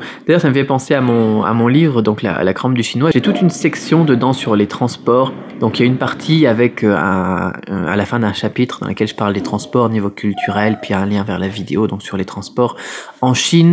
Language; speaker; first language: French; native; French